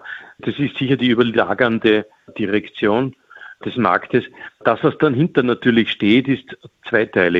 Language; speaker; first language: German; native; German